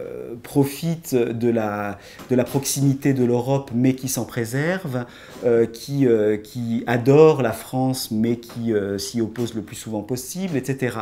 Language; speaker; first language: French; native; French